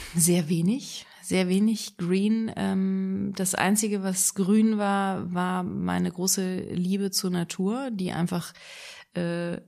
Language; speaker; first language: German; native; German